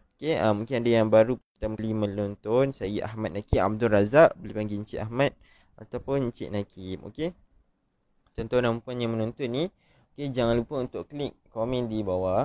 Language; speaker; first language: Malay; native; Malay